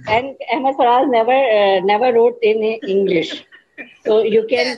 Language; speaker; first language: English; non-native, learner; Urdu